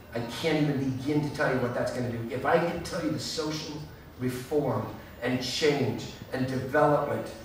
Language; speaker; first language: English; native; English